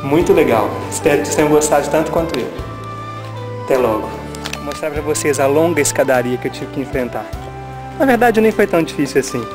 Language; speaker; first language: Portuguese; native; Portuguese